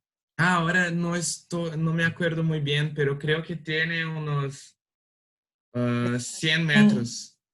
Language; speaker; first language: Spanish; non-native, learner; Portuguese